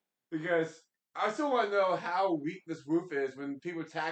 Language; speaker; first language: English; native; English